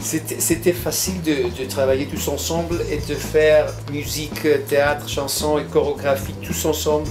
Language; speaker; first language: French; non-native, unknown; Greek